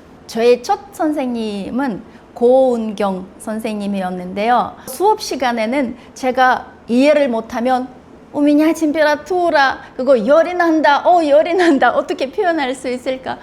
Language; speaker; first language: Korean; non-native, fluent; Russian